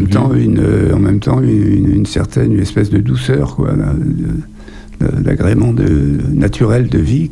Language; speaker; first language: French; native; French